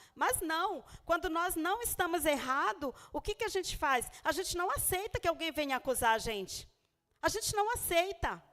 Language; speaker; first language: Portuguese; native; Portuguese